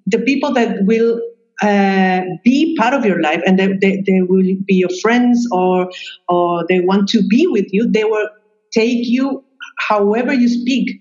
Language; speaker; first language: English; non-native, fluent; Spanish